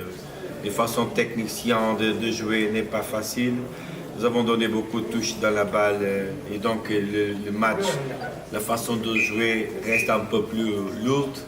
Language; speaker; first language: French; non-native, fluent; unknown